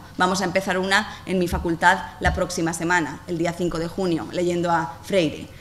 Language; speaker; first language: Spanish; native; Spanish